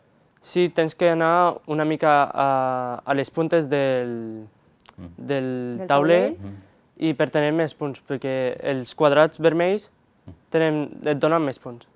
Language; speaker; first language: Catalan; non-native, learner; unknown